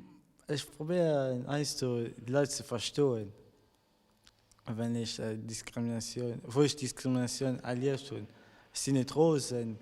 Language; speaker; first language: German; non-native, local second language; Luxembourgish